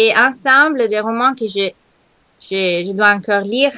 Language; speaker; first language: French; non-native, learner; Italian